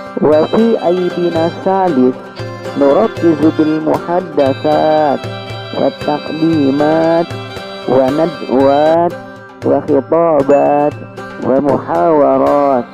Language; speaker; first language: Arabic; non-native, learner; Indonesian